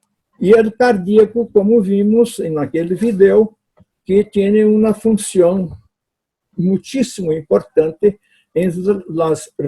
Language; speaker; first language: Spanish; non-native, fluent; Portuguese